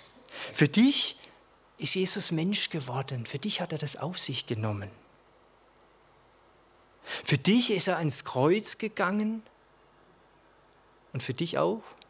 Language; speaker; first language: German; native; German